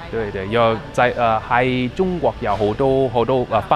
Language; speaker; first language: Cantonese; non-native, learner; English